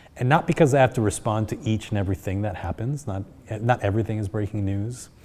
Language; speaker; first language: English; early bilingual, other home language; Spanish